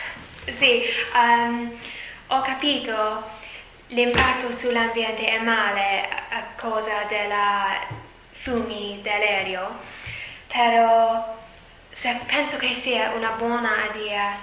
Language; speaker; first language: Italian; non-native, learner; English